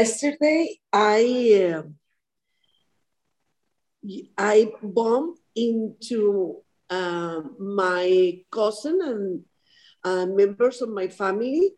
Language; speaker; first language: English; non-native, learner; Spanish